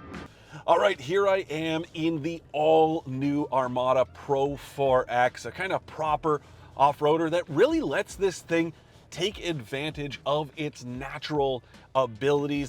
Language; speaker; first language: English; native; English